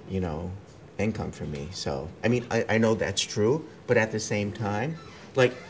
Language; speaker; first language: English; early bilingual, other home language; Romanian